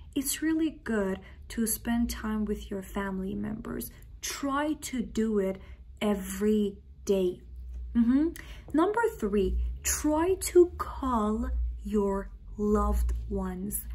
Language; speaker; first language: English; non-native, fluent; Persian